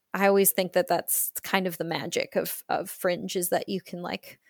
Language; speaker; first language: English; native; English